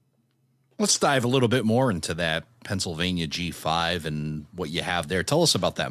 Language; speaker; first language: English; native; English